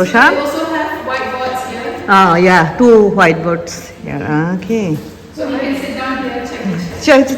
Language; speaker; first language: English; non-native, learner; Bangla